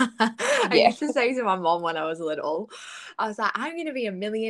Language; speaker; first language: English; native; English